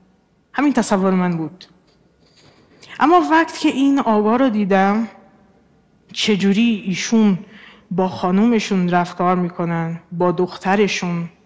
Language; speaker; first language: Persian; non-native, fluent; Portuguese